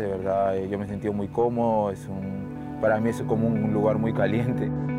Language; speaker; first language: Spanish; native; Spanish